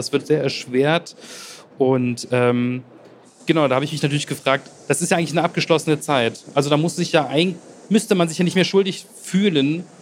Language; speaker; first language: German; native; German